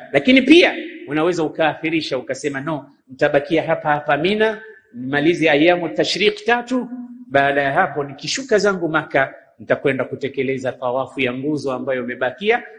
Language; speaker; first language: Swahili; native; Swahili